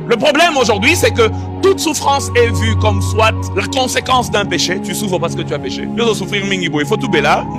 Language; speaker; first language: French; non-native, local second language; Lingala